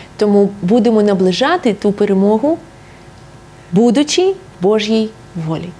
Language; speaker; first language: Ukrainian; non-native, local second language; Russian